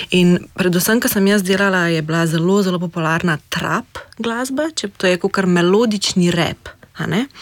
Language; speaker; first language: Slovenian; native; Slovenian